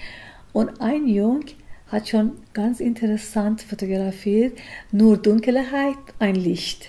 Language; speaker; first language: German; non-native, learner; Persian